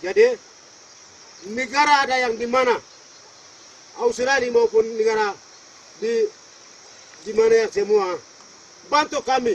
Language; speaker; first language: Indonesian; non-native, local second language; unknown